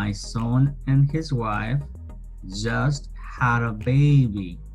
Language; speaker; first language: English; non-native, fluent; Spanish